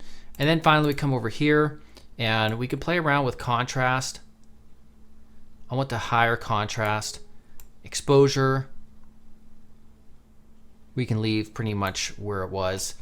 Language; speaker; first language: English; native; English